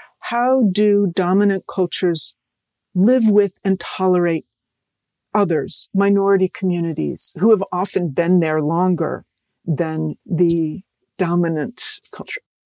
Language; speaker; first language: English; native; English